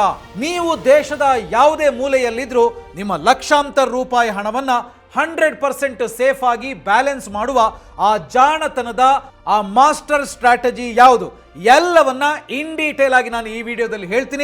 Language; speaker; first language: Kannada; native; Kannada